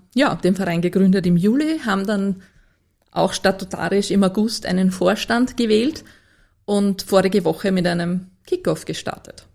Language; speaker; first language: German; native; German